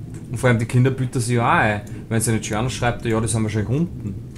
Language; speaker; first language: German; native; German